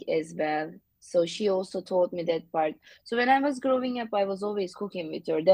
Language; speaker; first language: English; non-native, fluent; Turkish